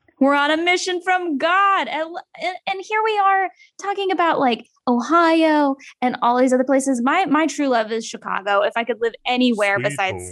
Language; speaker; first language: English; native; English